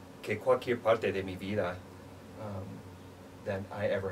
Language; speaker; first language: Spanish; non-native, fluent; English